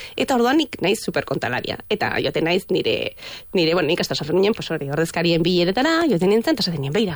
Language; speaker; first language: Basque; non-native, local second language; Spanish